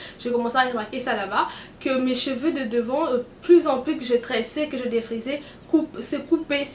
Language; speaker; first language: French; non-native, local second language; Lingala